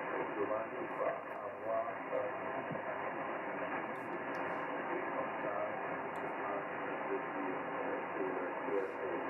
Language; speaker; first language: French; non-native, learner; German